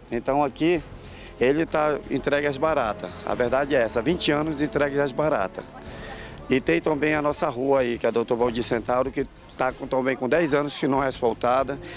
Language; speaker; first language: Portuguese; native; Portuguese